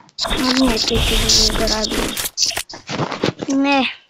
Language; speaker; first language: Bulgarian; native; Bulgarian